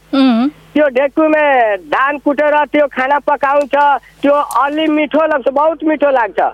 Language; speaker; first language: Nepali; non-native, local second language; Bhojpuri